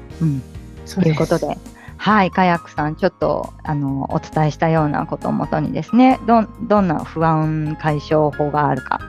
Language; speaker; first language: Japanese; native; Japanese